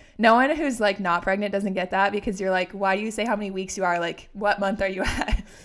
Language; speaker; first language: English; native; English